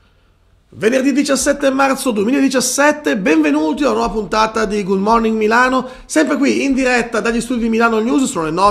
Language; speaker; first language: Italian; native; Italian